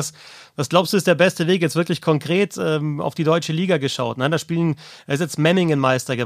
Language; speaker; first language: German; native; German